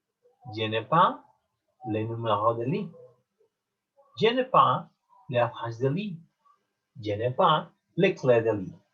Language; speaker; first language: French; non-native, learner; Spanish